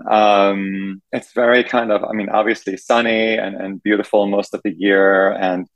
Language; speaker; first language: English; non-native, fluent; German